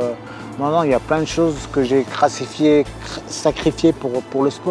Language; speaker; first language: French; native; French